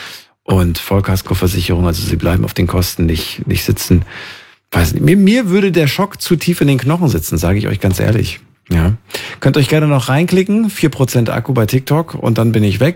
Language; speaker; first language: German; native; German